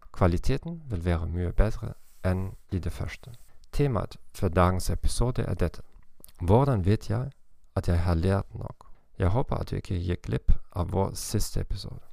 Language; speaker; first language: Norwegian; non-native, learner; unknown